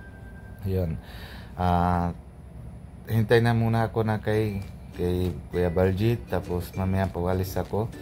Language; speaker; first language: Filipino; non-native, learner; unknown